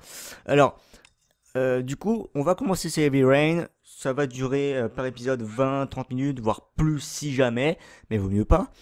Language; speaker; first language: French; native; French